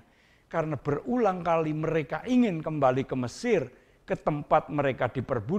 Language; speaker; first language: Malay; non-native, local second language; Indonesian